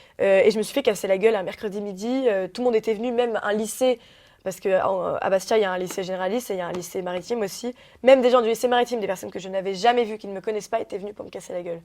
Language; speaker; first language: French; early bilingual, other home language; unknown